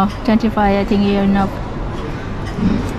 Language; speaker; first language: English; non-native, learner; Vietnamese